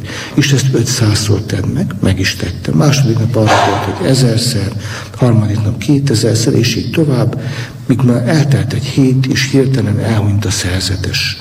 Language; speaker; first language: Hungarian; native; Hungarian